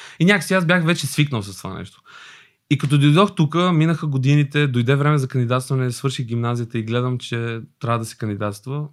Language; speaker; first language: Bulgarian; early bilingual, other home language; Albanian